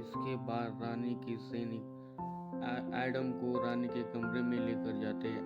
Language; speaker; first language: Hindi; native; Hindi